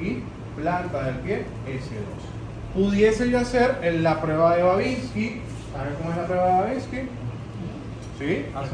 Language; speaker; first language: Spanish; native; Spanish